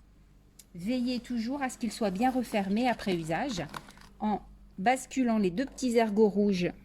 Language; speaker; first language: French; native; French